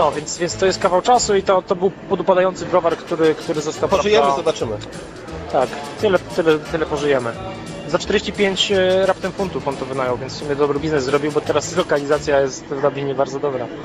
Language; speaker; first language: Polish; native; Polish